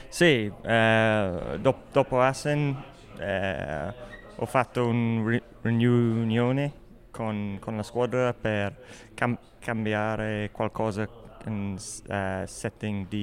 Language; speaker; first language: Italian; non-native, learner; English